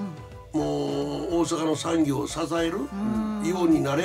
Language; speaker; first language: Japanese; native; Japanese